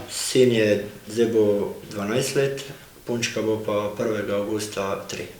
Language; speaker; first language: Slovenian; early bilingual, other home language; Bosnian